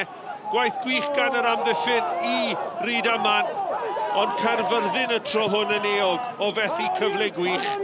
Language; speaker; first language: Welsh; native; Welsh